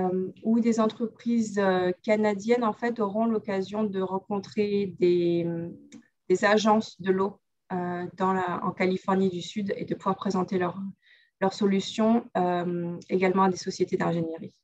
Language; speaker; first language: French; native; French